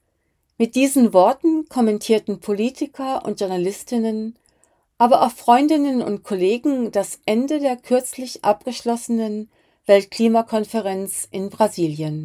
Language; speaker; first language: German; native; German